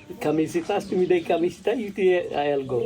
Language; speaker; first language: Spanish; non-native, learner; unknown